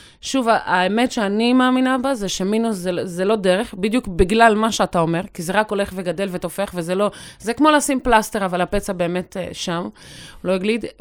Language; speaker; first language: Hebrew; native; Hebrew